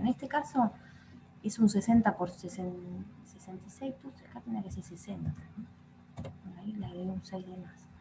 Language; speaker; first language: Spanish; native; Spanish